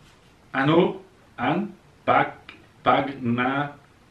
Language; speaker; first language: Filipino; non-native, learner; Italian